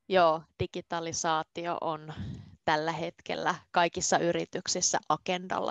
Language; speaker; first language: Finnish; native; Finnish